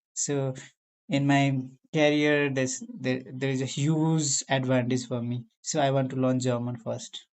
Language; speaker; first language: English; non-native, learner; Nepali